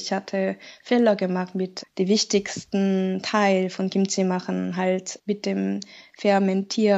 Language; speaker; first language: German; non-native, fluent; Korean